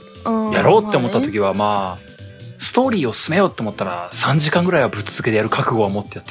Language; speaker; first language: Japanese; native; Japanese